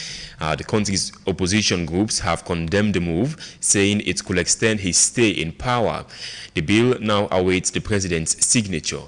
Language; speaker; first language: English; non-native, local second language; Krio